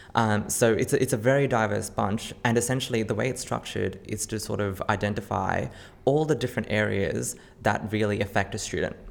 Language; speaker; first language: English; native; English